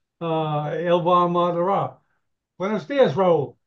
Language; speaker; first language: Spanish; non-native, learner; English